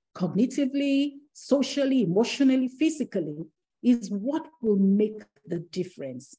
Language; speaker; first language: English; non-native, local second language; Yoruba